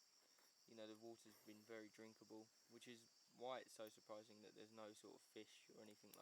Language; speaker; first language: English; native; English